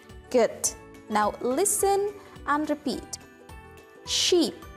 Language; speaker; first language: English; non-native, fluent; Indonesian